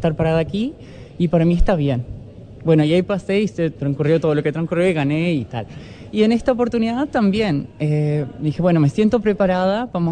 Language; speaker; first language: Spanish; native; Spanish